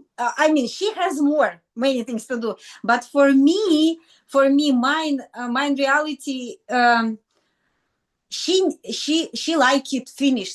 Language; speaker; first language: English; non-native, learner; Russian